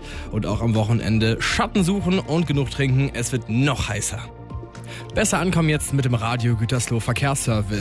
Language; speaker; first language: German; native; German